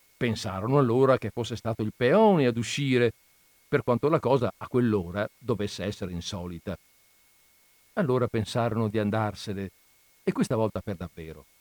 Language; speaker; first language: Italian; native; Italian